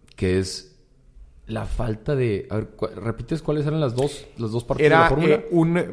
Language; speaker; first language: Spanish; native; Spanish